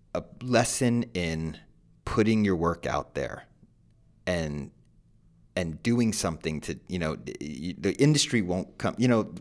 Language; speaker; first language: English; native; English